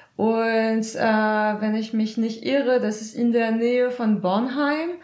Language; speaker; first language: German; non-native, fluent; French